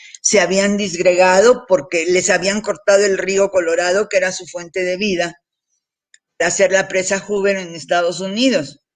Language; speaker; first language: Spanish; early bilingual, heritage; Spanish